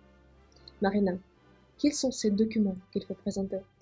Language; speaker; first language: French; non-native, fluent; Russian